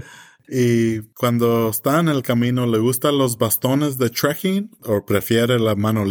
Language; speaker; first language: Spanish; early bilingual, heritage; English